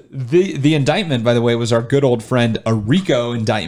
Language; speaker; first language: English; native; English